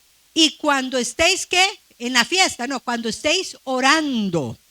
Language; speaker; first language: Spanish; native; Spanish